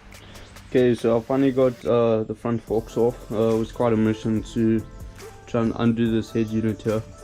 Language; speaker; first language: English; native; English